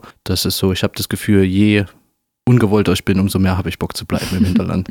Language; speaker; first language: German; native; German